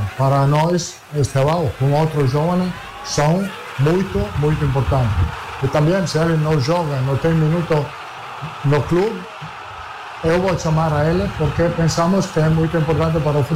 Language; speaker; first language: Portuguese; non-native, fluent; Italian